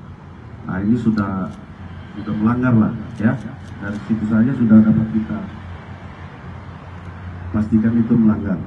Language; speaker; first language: Indonesian; native; Indonesian